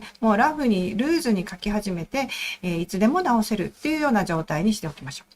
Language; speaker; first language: Japanese; native; Japanese